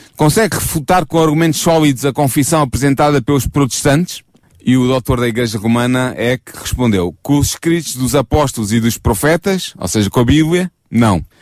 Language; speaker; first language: Portuguese; native; Portuguese